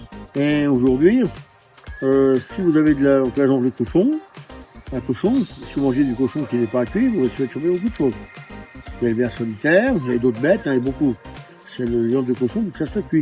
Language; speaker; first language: French; native; French